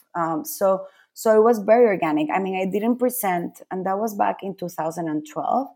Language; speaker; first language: English; non-native, fluent; Spanish